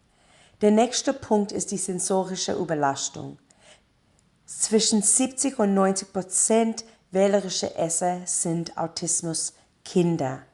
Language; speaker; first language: German; non-native, learner; English